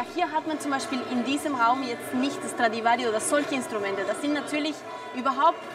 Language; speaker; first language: German; non-native, fluent; Spanish